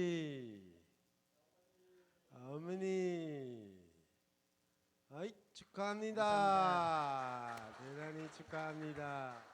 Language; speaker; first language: Korean; non-native, learner; Chinese